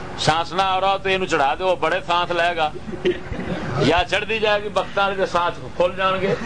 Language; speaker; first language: Urdu; native; Urdu